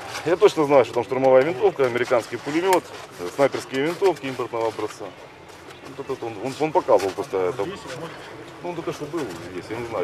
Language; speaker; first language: Russian; native; Russian